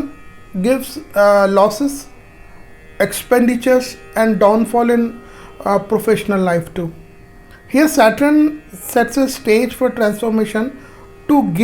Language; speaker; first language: English; non-native, local second language; Hindi